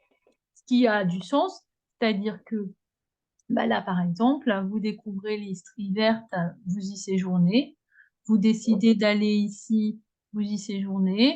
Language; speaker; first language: French; native; French